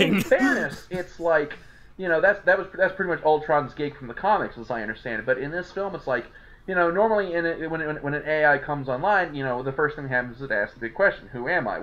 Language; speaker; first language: English; native; English